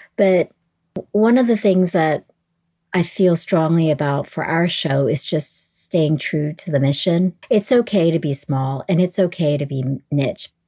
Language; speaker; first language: English; early bilingual, other home language; Vietnamese